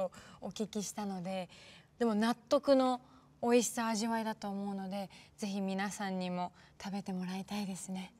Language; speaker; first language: Japanese; native; Japanese